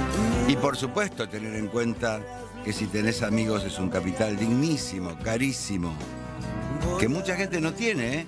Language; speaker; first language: Spanish; native; Spanish